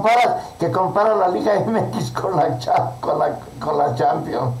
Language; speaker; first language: Spanish; native; Spanish